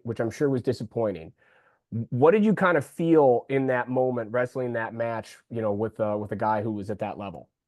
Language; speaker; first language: English; native; English